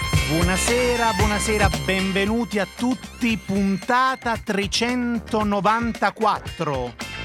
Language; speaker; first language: Italian; native; Italian